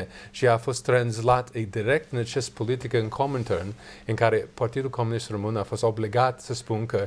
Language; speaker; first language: Romanian; non-native, learner; English